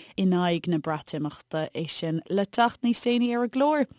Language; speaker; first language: Irish; native; Irish